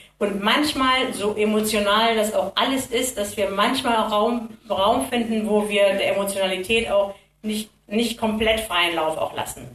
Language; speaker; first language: German; early bilingual, other home language; Kurdish